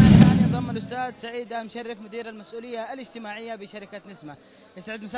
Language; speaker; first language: Arabic; native; Arabic